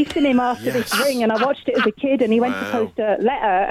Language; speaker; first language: English; native; English